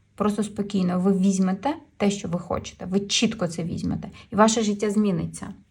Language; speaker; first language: Ukrainian; non-native, local second language; Russian